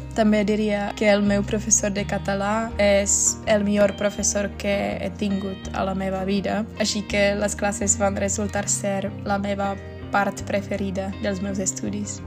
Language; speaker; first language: Catalan; non-native, fluent; Czech